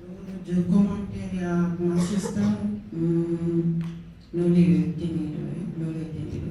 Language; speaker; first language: Spanish; non-native, local second language; Wolof